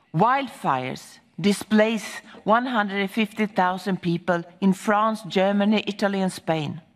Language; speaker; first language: English; non-native, fluent; Swedish